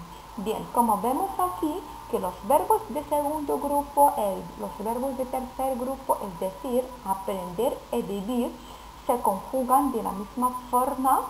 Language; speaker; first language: Spanish; non-native, fluent; Arabic